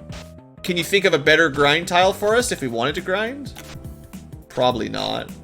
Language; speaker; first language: English; native; English